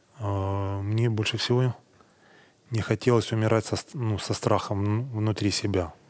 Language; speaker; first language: Russian; native; Russian